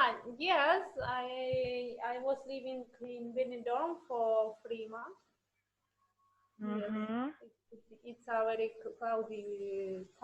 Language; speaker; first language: English; non-native, learner; Russian